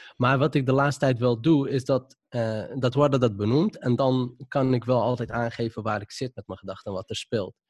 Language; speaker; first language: Dutch; non-native, local second language; Arabic